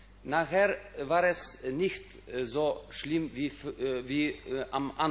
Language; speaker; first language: German; non-native, fluent; Ukrainian